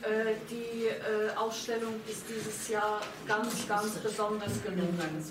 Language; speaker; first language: German; non-native, fluent; Polish